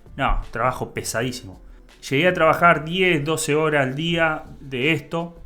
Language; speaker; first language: Spanish; native; Spanish